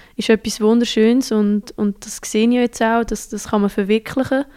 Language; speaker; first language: German; native; German